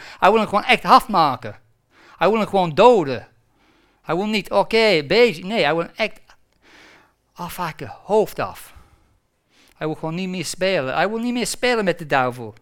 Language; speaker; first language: Dutch; non-native, fluent; English